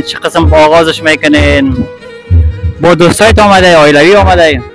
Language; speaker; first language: Persian; native; Persian